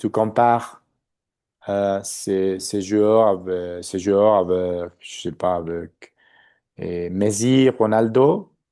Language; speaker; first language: French; non-native, learner; Spanish